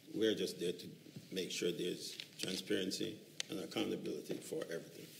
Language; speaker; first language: English; native; English